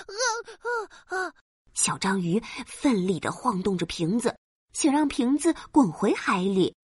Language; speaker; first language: Chinese; native; Chinese